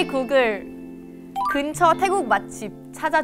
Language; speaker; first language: Korean; non-native, fluent; Thai